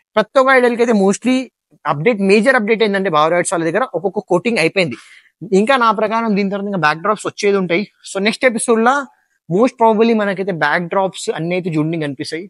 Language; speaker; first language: Telugu; non-native, local second language; Hindi